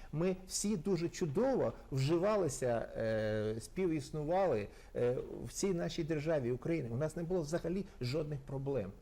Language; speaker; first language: Ukrainian; non-native, local second language; Russian